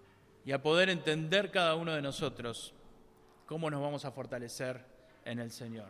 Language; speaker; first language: Spanish; native; Spanish